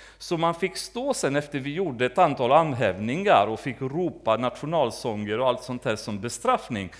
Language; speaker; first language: Swedish; native; Swedish